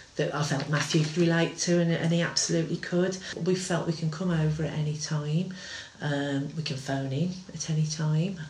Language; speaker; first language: English; native; English